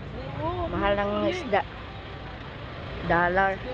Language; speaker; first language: Filipino; native; Filipino